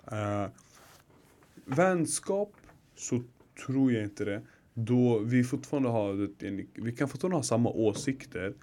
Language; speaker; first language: Swedish; early bilingual, other home language; Arabic